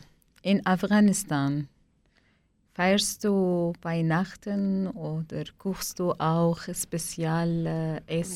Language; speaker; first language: German; non-native, learner; Arabic